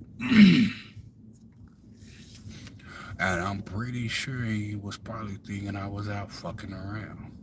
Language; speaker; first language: English; native; English